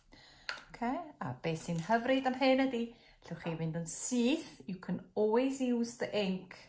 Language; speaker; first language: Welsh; native; Welsh